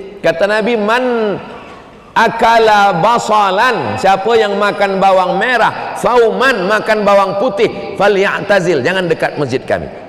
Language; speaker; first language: Malay; native; Malay